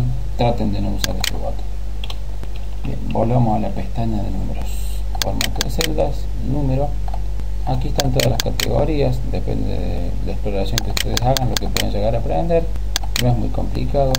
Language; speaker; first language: Spanish; native; Spanish